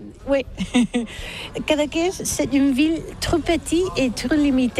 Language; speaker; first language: French; non-native, learner; Catalan